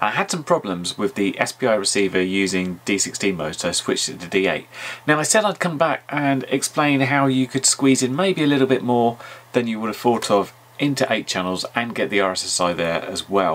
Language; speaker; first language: English; native; English